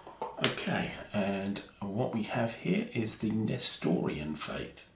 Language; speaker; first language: English; native; English